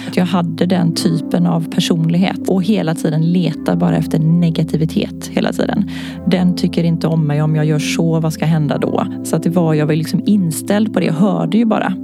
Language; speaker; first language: Swedish; native; Swedish